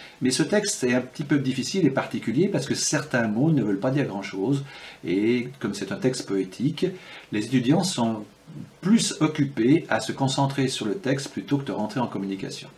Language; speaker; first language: French; native; French